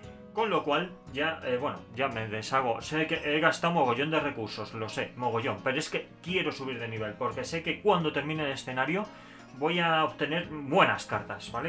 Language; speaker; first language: Spanish; native; Spanish